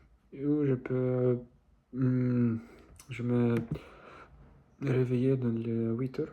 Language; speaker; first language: French; non-native, learner; Russian